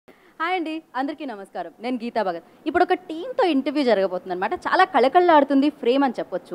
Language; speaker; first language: Telugu; native; Telugu